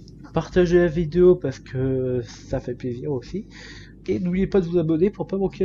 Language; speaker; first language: French; native; French